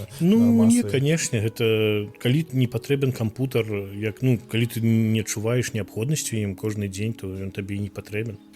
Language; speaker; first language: Belarusian; non-native, local second language; Russian